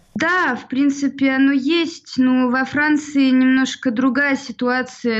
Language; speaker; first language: Russian; early bilingual, heritage; Russian